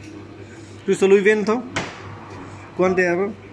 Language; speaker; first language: Italian; non-native, learner; Urdu